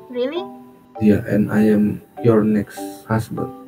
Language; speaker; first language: English; non-native, learner; Indonesian